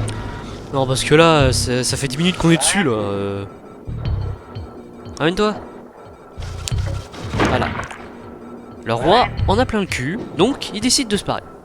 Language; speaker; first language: French; native; French